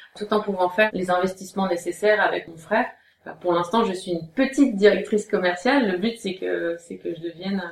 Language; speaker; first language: French; native; French